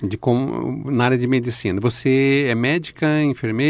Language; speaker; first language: Portuguese; native; Portuguese